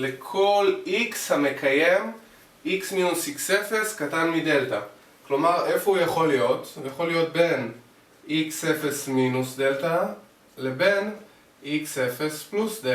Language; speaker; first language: Hebrew; native; Hebrew